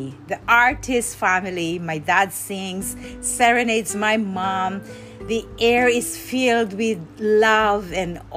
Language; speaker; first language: English; non-native, local second language; Filipino